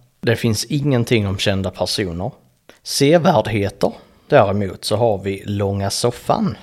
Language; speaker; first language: Swedish; native; Swedish